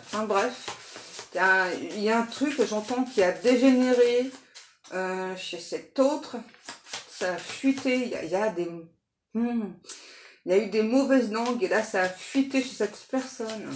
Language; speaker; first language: French; native; French